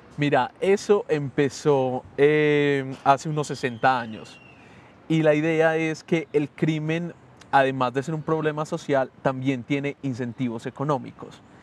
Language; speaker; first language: Spanish; native; Spanish